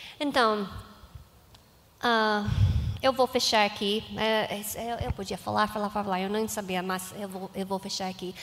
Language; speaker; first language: Portuguese; non-native, learner; English